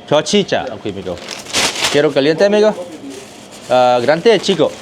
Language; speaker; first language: Spanish; non-native, learner; Khmer